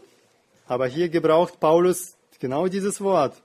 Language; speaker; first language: German; non-native, fluent; Russian